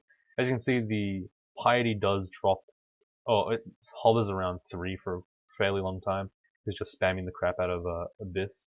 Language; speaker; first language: English; native; English